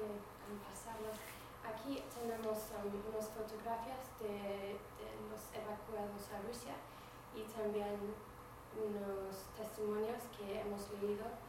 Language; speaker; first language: Spanish; non-native, fluent; English